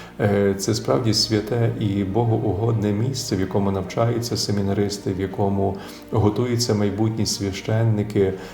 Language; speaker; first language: Ukrainian; native; Ukrainian